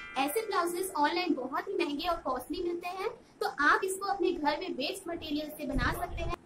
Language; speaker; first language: Hindi; non-native, local second language; Bangla